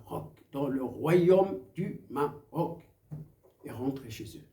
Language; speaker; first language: French; non-native, local second language; Arabic